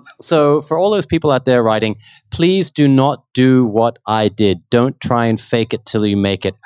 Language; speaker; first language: English; native; English